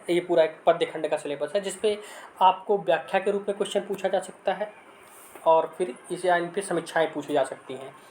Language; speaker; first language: Hindi; native; Hindi